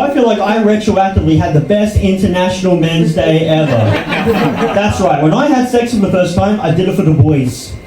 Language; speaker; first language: English; native; English